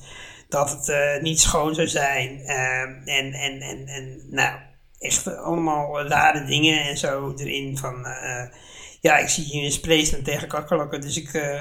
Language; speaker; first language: Dutch; native; Dutch